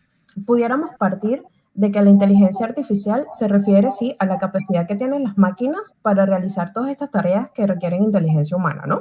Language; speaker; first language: Spanish; native; Spanish